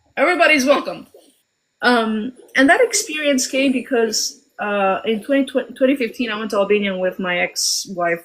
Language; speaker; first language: English; early bilingual, other home language; Albanian